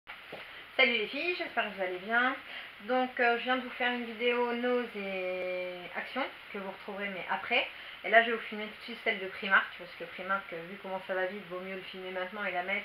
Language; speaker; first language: French; native; French